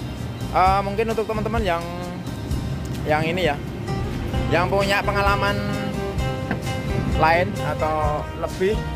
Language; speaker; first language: Indonesian; non-native, local second language; Javanese